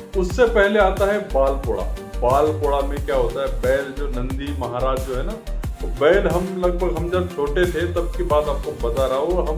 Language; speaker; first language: Hindi; non-native, local second language; Marathi